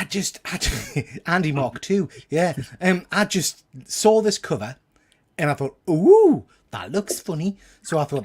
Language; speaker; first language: English; native; English